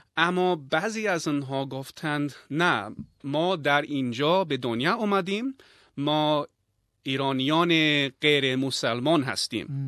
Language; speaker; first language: Persian; non-native, learner; English